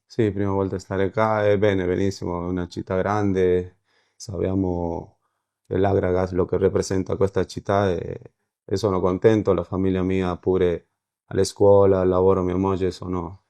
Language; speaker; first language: Italian; non-native, learner; Spanish